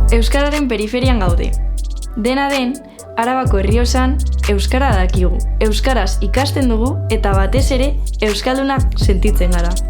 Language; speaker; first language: Basque; non-native, local second language; Spanish